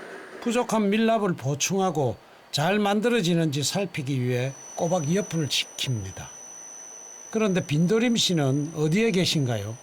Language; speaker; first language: Korean; native; Korean